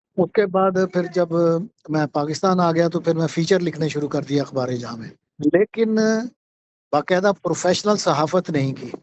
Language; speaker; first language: Urdu; native; Urdu